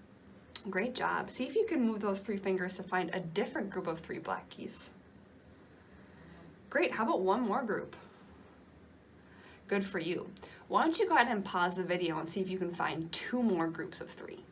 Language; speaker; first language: English; native; English